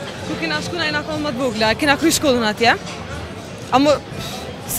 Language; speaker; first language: Albanian; early bilingual, heritage; Albanian